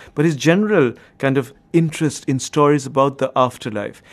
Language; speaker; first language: English; non-native, local second language; Bangla